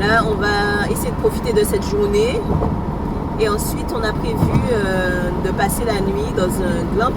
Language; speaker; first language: French; native; French